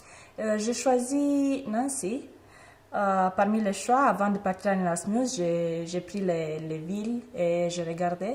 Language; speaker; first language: French; non-native, fluent; Romanian